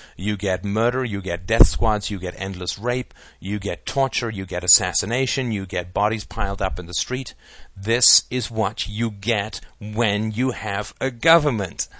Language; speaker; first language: English; native; English